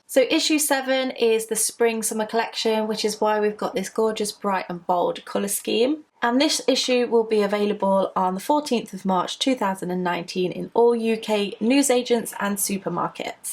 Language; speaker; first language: English; native; English